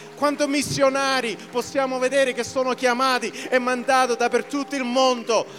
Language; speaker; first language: Italian; early bilingual, heritage; Italian